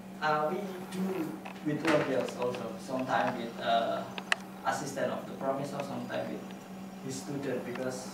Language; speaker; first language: English; non-native, fluent; Indonesian